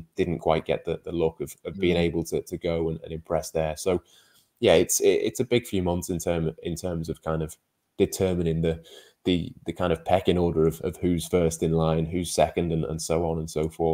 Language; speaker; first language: English; native; English